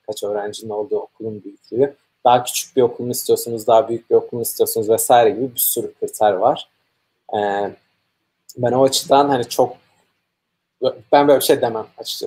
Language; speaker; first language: Turkish; native; Turkish